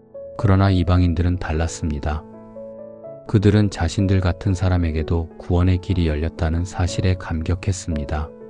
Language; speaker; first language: Korean; native; Korean